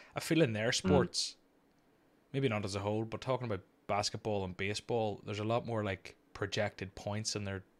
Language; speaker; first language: English; native; English